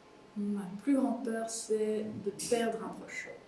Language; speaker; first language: French; non-native, local second language; Malagasy